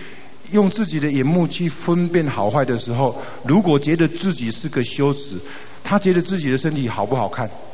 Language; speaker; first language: Chinese; native; Chinese